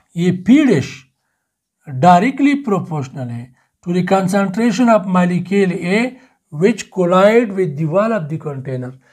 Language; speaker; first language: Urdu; non-native, local second language; Pashto